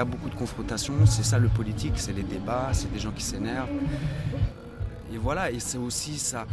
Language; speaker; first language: French; native; French